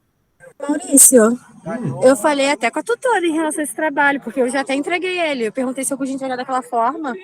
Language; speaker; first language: Portuguese; native; Portuguese